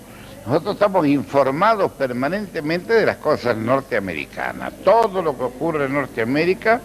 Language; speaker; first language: Spanish; native; Spanish